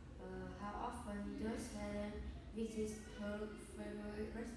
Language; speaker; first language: English; non-native, learner; Vietnamese